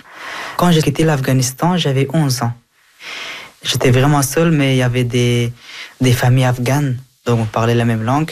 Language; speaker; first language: French; early bilingual, other home language; Persian